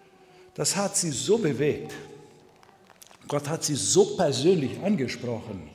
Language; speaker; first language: German; non-native, fluent; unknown